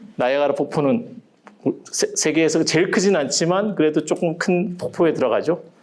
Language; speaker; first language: Korean; native; Korean